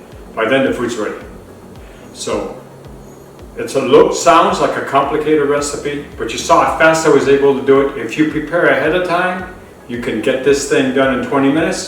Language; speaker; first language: English; native; English